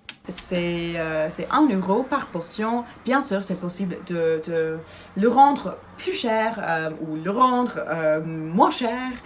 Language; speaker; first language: French; non-native, learner; Dutch